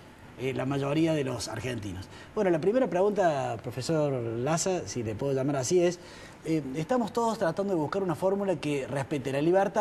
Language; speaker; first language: Spanish; native; Spanish